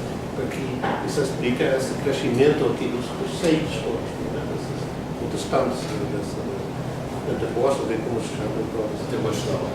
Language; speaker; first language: Portuguese; non-native, fluent; Dutch